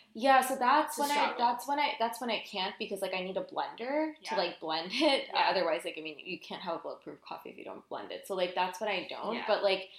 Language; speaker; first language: English; native; English